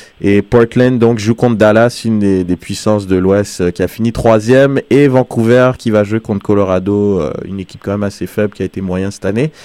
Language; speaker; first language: French; native; French